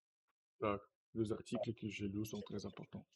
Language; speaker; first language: French; non-native, learner; Russian